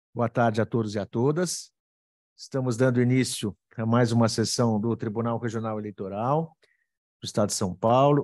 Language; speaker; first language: Portuguese; native; Portuguese